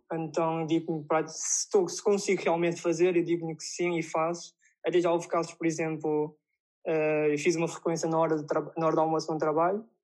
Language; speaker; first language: Portuguese; non-native, fluent; Chinese